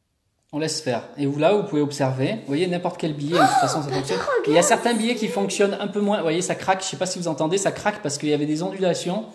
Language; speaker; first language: French; native; French